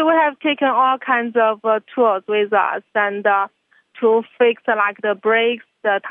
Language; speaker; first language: English; non-native, fluent; Chinese